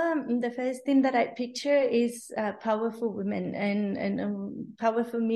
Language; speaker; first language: English; non-native, fluent; Spanish